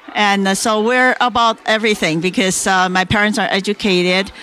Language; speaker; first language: English; non-native, fluent; Chinese